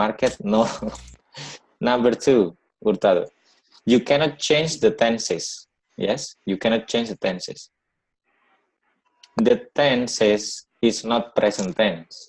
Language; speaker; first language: English; non-native, learner; Indonesian